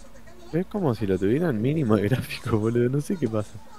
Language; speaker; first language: Spanish; native; Spanish